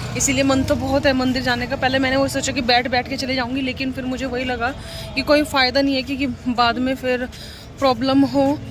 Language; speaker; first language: Hindi; native; Hindi